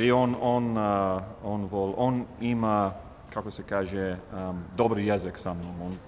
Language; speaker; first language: Croatian; non-native, learner; English